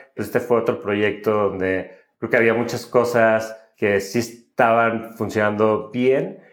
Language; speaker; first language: Spanish; native; Spanish